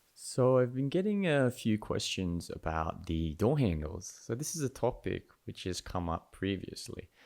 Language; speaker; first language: English; native; English